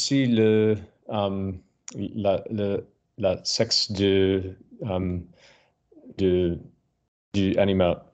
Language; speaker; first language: French; non-native, learner; English